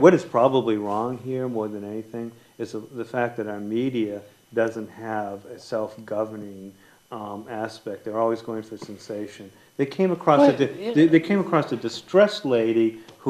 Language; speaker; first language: English; native; English